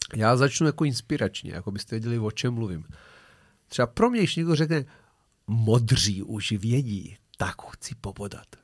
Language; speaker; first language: Czech; non-native, fluent; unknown